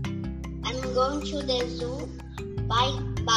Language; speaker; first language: English; non-native, learner; Portuguese